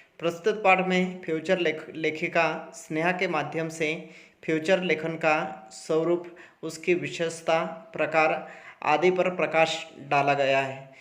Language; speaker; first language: Hindi; non-native, local second language; Marathi